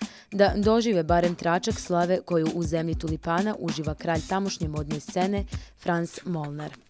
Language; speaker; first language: Bosnian; native; Bosnian